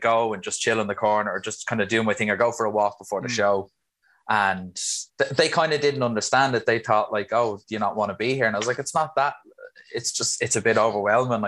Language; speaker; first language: English; native; English